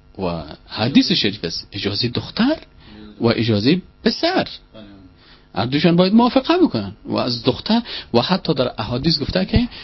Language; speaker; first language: Persian; native; Persian